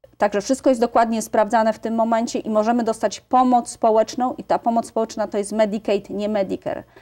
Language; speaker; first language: Polish; native; Polish